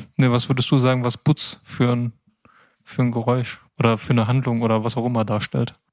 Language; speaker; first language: German; native; German